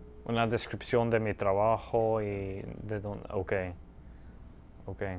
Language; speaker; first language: Spanish; early bilingual, heritage; Spanish